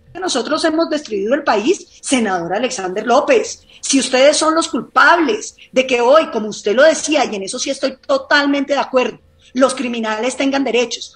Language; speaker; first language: Spanish; native; Spanish